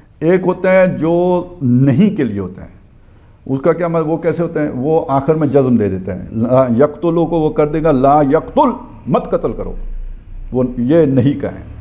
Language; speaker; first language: Urdu; non-native, local second language; Northern Hindko